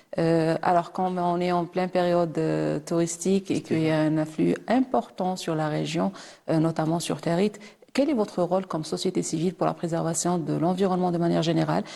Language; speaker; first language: French; non-native, local second language; Arabic